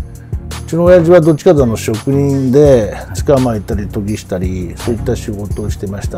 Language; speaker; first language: Japanese; native; Japanese